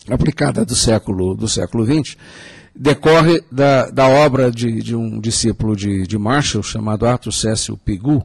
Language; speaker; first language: Portuguese; native; Portuguese